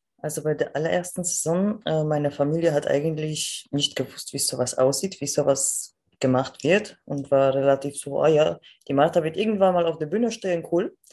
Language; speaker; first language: German; non-native, fluent; Polish